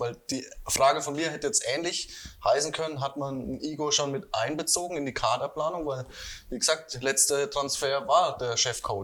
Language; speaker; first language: German; native; German